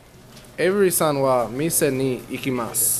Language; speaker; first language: Japanese; non-native, learner; English